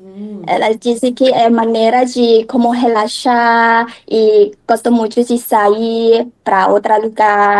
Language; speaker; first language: Portuguese; non-native, learner; Thai